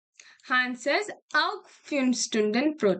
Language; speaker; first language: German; non-native, learner; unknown